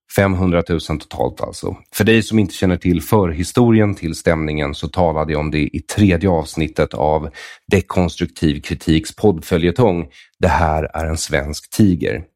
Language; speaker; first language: Swedish; native; Swedish